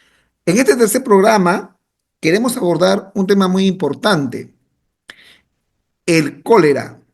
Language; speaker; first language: Spanish; native; Spanish